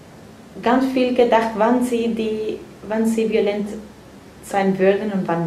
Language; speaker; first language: German; non-native, fluent; Spanish